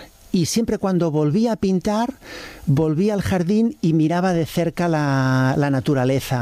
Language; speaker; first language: Spanish; native; Spanish